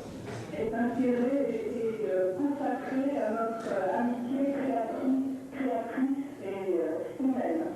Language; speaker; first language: French; non-native, fluent; Russian